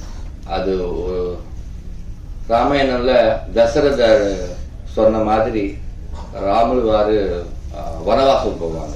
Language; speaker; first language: Tamil; non-native, learner; Telugu